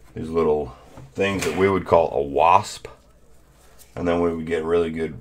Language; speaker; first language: English; native; English